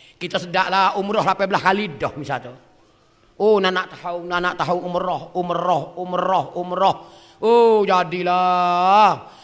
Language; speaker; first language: Malay; native; Malay